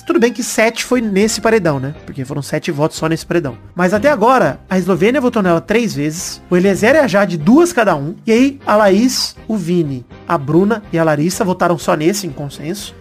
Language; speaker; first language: Portuguese; native; Portuguese